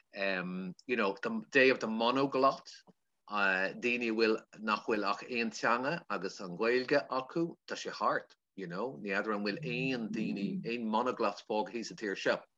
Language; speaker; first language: Irish; non-native, local second language; English